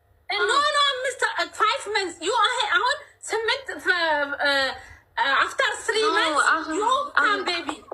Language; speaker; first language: English; non-native, learner; Amharic